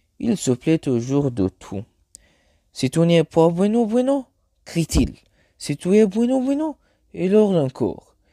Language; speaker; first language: French; non-native, learner; Arabic